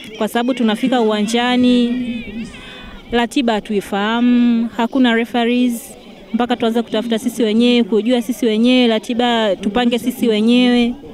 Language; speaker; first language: Swahili; native; Swahili